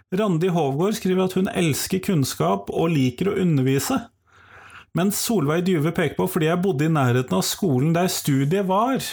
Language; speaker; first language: Norwegian; native; Norwegian